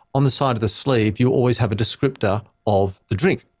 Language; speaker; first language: English; native; English